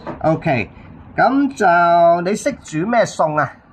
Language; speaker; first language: Cantonese; native; Cantonese